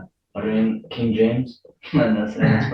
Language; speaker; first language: Spanish; non-native, learner; English